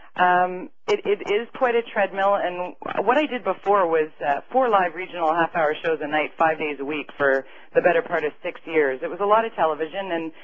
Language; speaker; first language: English; native; English